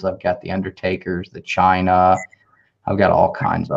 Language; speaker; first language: English; native; English